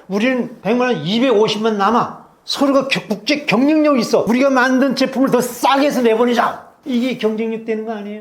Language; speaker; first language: Korean; native; Korean